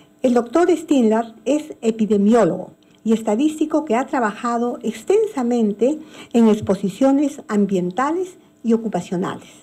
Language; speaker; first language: Spanish; native; Spanish